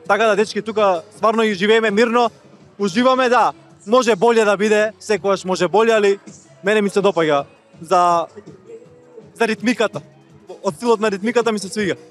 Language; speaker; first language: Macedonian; non-native, local second language; Turkish